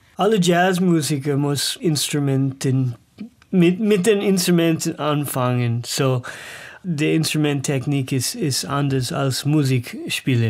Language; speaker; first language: German; non-native, learner; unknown